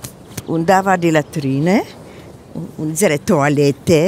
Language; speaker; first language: German; non-native, fluent; Czech